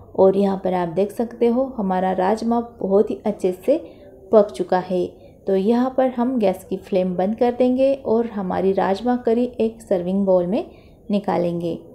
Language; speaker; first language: Hindi; non-native, local second language; Marathi